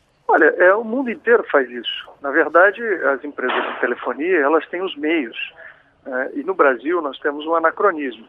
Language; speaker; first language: Portuguese; native; Portuguese